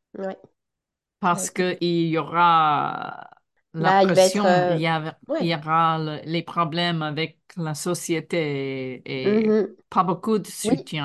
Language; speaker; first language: French; non-native, fluent; English